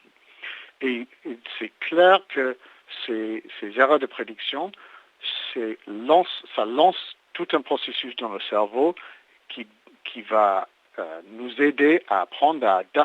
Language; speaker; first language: French; native; French